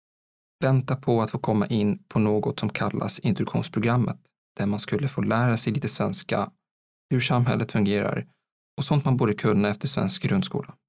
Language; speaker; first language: Swedish; non-native, fluent; Arabic